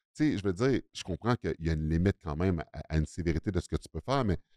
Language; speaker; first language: French; native; French